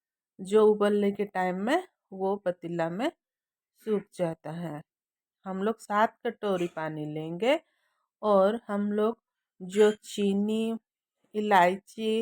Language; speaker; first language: Hindi; non-native, local second language; Odia